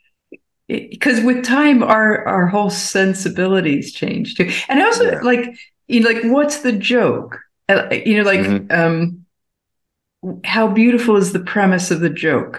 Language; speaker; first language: English; native; English